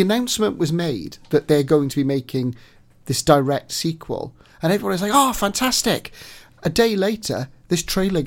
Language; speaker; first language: English; native; English